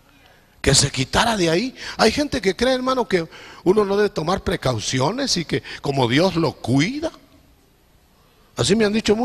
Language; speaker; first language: Spanish; native; Spanish